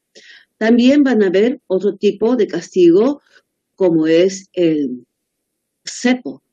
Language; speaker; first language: Spanish; native; Spanish